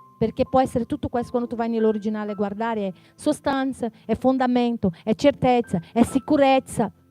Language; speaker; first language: Italian; non-native, fluent; Portuguese